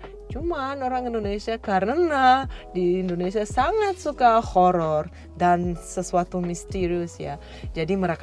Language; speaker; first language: Indonesian; non-native, fluent; Russian